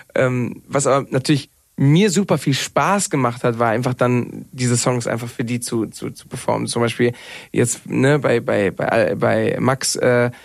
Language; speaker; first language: German; non-native, fluent; Spanish